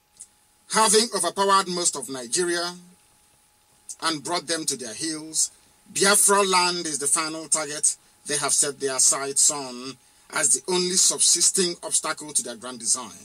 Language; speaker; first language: English; non-native, local second language; Igbo